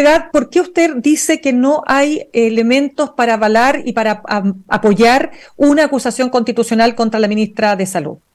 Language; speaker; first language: Spanish; native; Spanish